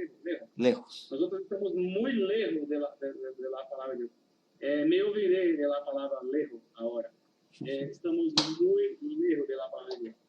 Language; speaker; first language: Spanish; non-native, learner; Portuguese